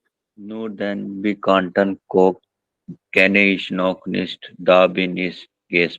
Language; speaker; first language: German; non-native, learner; Hindi